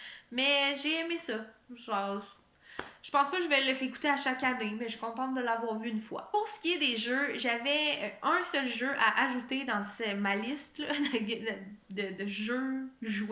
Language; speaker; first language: French; native; French